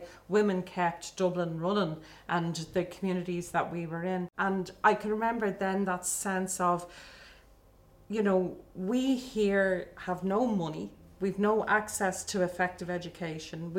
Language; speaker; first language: English; native; English